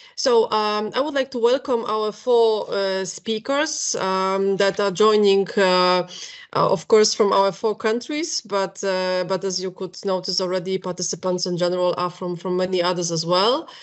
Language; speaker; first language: English; non-native, fluent; Polish